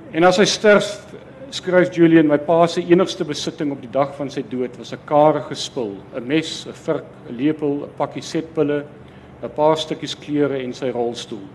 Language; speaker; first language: Afrikaans; native; Afrikaans